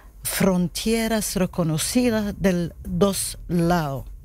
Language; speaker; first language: Spanish; non-native, learner; Arabic